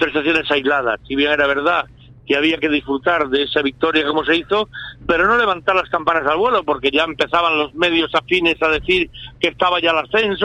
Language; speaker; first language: Spanish; native; Spanish